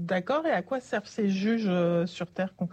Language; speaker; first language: French; native; French